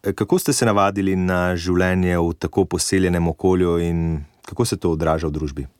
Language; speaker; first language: Slovenian; native; Slovenian